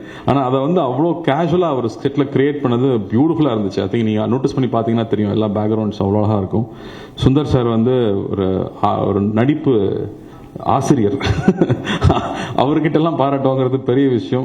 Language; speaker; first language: Tamil; native; Tamil